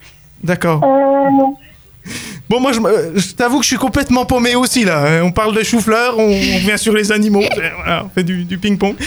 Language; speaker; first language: French; native; French